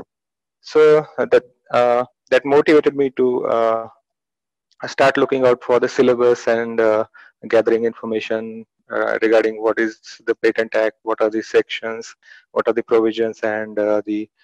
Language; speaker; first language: English; non-native, local second language; Marathi